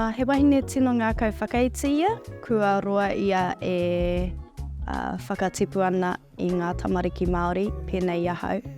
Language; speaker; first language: Māori; native; Māori